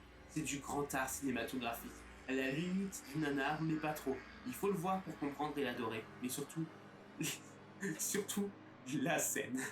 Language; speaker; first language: French; native; French